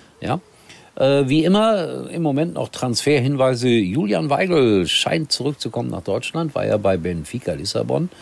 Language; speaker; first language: German; native; German